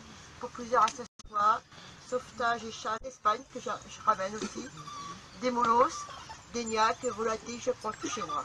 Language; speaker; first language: French; native; French